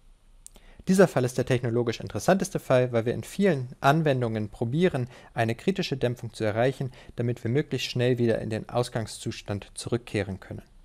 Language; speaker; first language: German; native; German